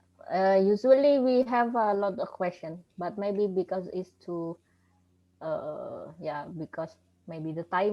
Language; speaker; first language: English; non-native, learner; Indonesian